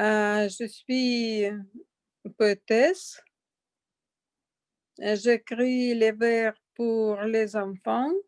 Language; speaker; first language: French; non-native, fluent; Russian